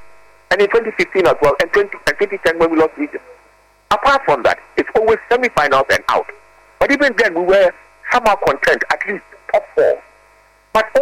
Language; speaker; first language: English; non-native, local second language; Akan